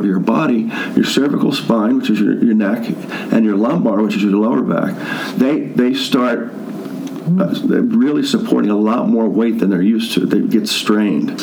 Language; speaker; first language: English; native; English